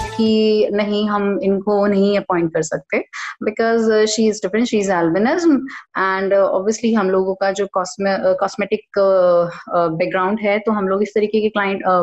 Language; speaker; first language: Hindi; native; Hindi